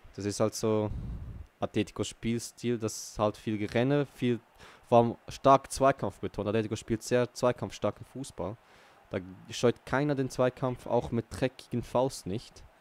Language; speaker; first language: German; early bilingual, other home language; Portuguese